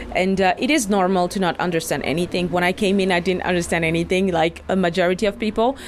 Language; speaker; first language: English; non-native, fluent; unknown